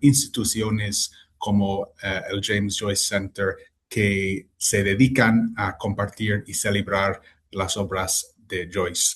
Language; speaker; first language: Spanish; non-native, fluent; English